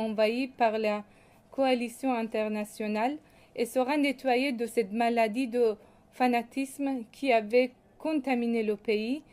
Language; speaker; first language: French; non-native, fluent; Persian